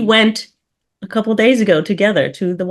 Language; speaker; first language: English; native; English